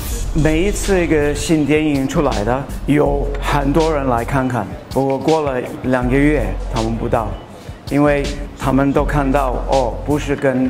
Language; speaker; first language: Chinese; non-native, fluent; English